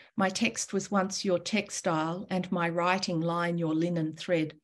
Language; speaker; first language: English; native; English